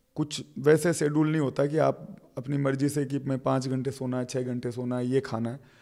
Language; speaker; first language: Hindi; native; Hindi